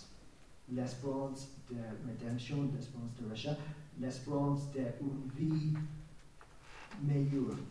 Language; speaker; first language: French; non-native, learner; English